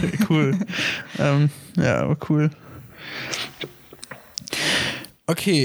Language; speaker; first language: German; native; German